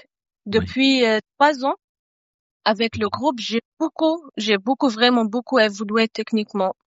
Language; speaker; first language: French; non-native, fluent; Arabic